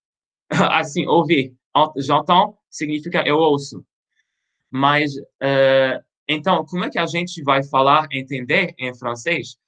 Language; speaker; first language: Portuguese; non-native, fluent; French